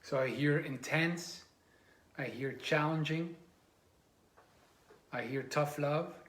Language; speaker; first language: English; non-native, fluent; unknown